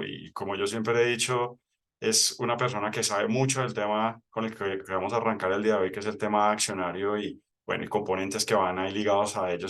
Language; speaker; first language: Spanish; native; Spanish